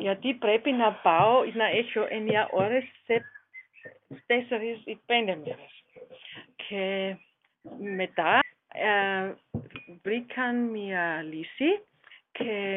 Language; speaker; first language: Greek; non-native, learner; German